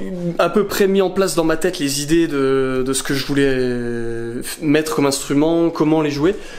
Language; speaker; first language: French; native; French